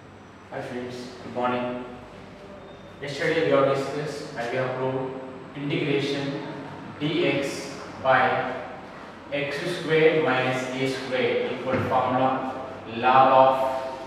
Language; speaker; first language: English; non-native, local second language; Kannada